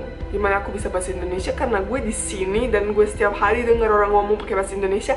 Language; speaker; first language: Indonesian; non-native, fluent; Bosnian